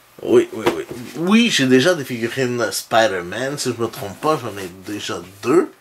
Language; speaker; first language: French; native; French